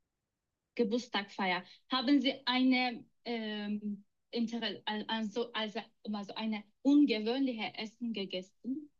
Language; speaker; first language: German; non-native, learner; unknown